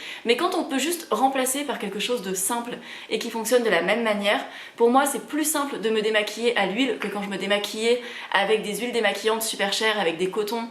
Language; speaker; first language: French; native; French